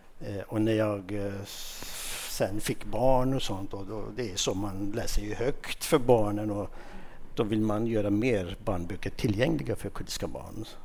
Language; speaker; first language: Swedish; non-native, fluent; Kurdish